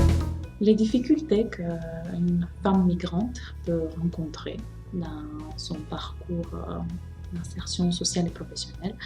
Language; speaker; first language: French; non-native, fluent; Romanian